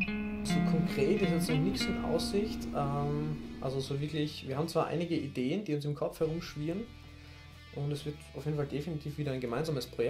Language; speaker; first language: German; native; German